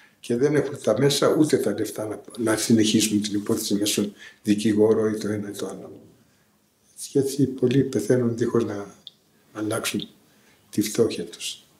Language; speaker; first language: Greek; early bilingual, heritage; Greek